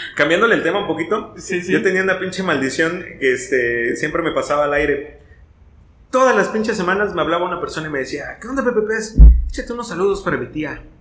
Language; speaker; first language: Spanish; native; Spanish